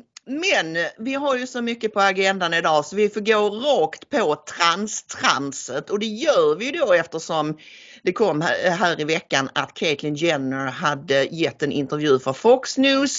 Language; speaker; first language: Swedish; native; Swedish